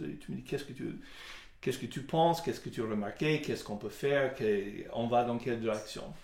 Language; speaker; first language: French; non-native, fluent; English